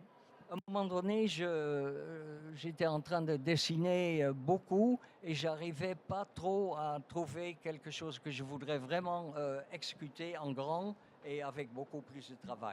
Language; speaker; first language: French; non-native, fluent; Dutch